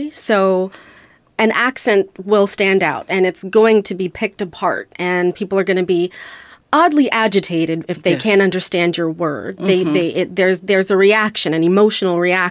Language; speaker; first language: English; non-native, fluent; Romanian